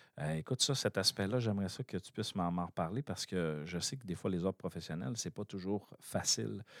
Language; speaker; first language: French; native; French